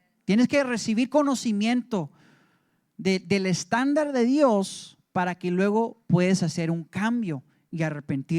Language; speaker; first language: Spanish; early bilingual, heritage; English